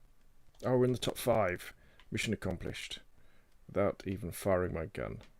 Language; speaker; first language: English; native; English